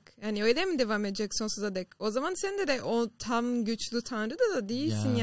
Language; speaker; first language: Turkish; non-native, fluent; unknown